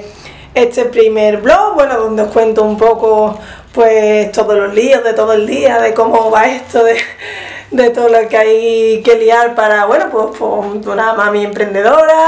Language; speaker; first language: Spanish; native; Spanish